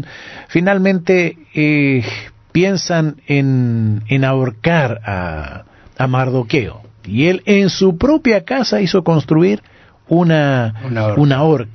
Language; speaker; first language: Spanish; native; Spanish